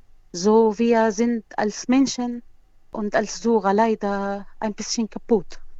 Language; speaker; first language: German; non-native, learner; Arabic